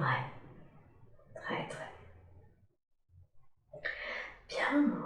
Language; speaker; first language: French; native; French